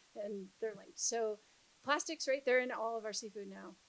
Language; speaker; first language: English; native; English